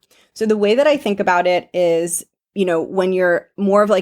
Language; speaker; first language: English; native; English